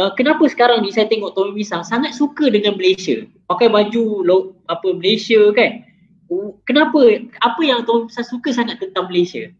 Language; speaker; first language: Malay; native; Malay